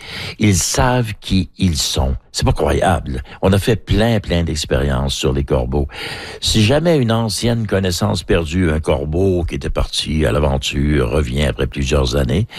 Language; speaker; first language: French; native; French